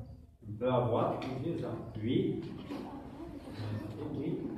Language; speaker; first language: French; non-native, local second language; Kabyle